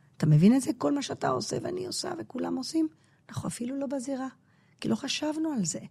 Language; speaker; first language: Hebrew; non-native, fluent; English